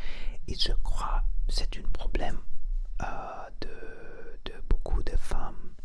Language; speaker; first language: French; non-native, learner; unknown